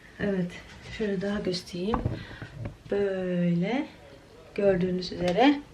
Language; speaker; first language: Turkish; early bilingual, heritage; Turkish